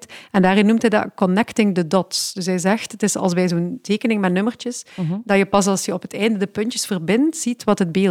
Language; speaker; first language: Dutch; native; Dutch